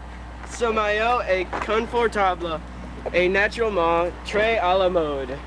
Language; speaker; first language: French; non-native, learner; English